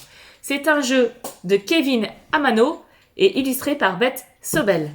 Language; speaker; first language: French; native; French